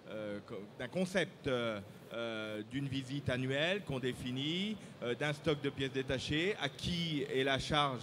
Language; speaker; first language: French; native; French